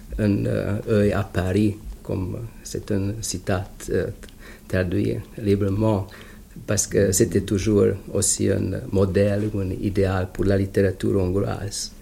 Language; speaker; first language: French; non-native, fluent; Hungarian